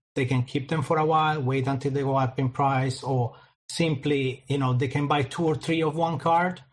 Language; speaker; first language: English; non-native, fluent; Italian